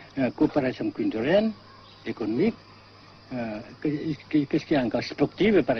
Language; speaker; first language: French; non-native, local second language; Vietnamese